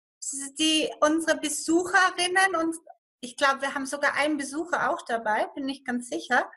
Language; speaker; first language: German; native; German